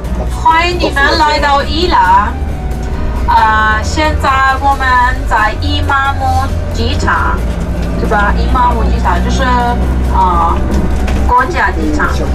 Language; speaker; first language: Chinese; non-native, learner; Persian